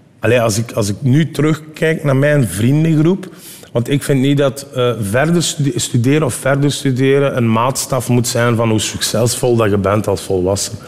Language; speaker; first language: Dutch; early bilingual, other home language; Turkish